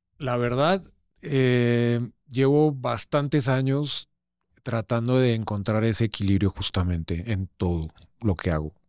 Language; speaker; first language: Spanish; native; Spanish